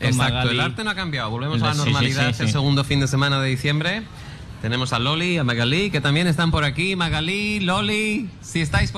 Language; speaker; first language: Spanish; native; Spanish